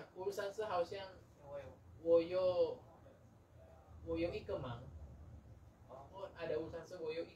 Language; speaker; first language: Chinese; non-native, fluent; Indonesian